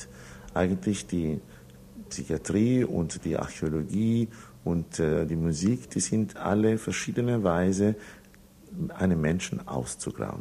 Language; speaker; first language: German; non-native, fluent; Italian